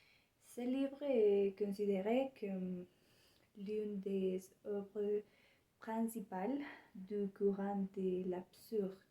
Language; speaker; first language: French; non-native, learner; Spanish